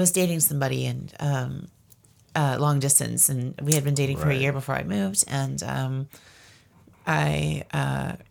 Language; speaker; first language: English; native; English